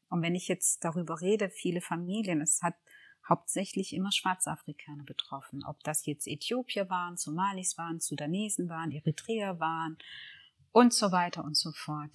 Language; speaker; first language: German; early bilingual, other home language; Tigrinya